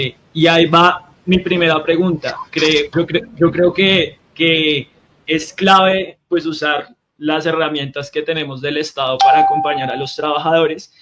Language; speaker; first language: Spanish; native; Spanish